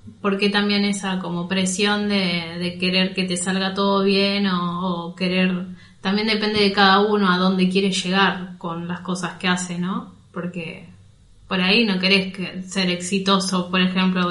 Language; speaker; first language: Spanish; native; Spanish